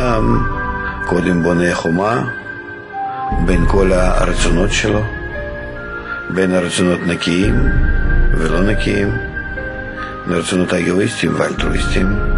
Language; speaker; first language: Hebrew; non-native, fluent; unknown